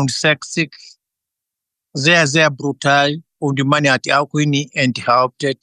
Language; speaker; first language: German; non-native, fluent; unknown